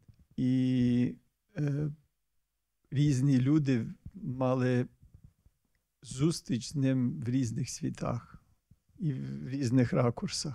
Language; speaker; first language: Ukrainian; early bilingual, heritage; Ukrainian